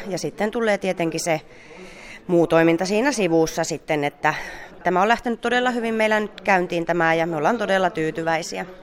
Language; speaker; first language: Finnish; native; Finnish